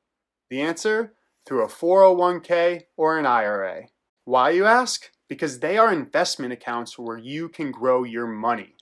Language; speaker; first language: English; native; English